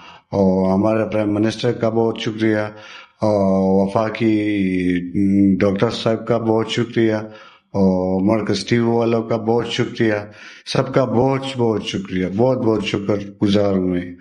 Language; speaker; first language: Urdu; non-native, local second language; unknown